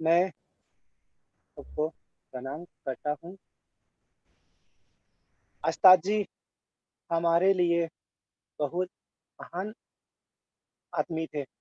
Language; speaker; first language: Hindi; non-native, local second language; Manipuri